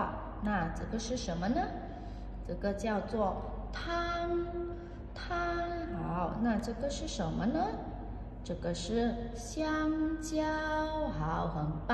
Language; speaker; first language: Chinese; non-native, fluent; Indonesian